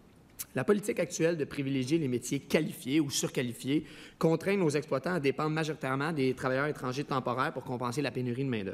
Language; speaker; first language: French; native; French